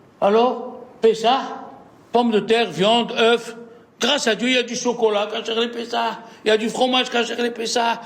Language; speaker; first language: French; native; French